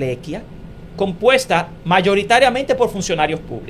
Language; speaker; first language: Spanish; native; Spanish